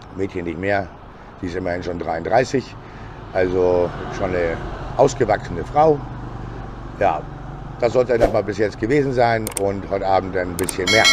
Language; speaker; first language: German; native; German